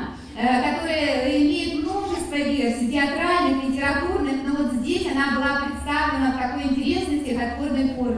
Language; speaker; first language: Russian; native; Russian